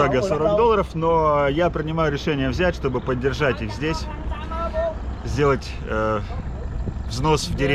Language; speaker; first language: Russian; native; Russian